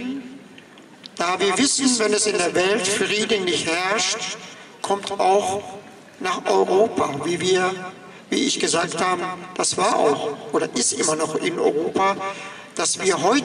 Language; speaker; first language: German; non-native, fluent; Persian